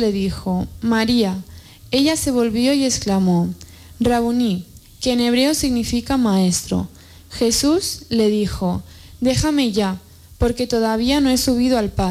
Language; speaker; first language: Spanish; native; Spanish